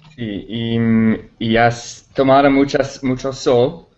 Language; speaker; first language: Spanish; non-native, learner; English